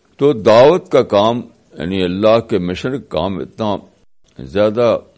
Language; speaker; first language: Urdu; native; Urdu